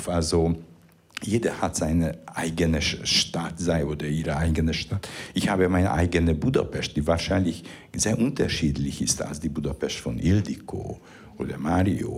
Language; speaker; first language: German; non-native, fluent; Hungarian